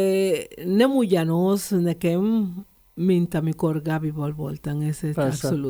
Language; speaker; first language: Hungarian; non-native, learner; Spanish